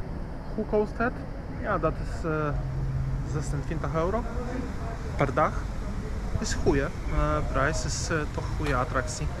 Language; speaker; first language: Dutch; non-native, learner; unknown